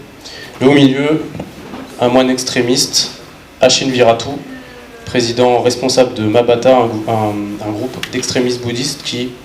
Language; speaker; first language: French; native; French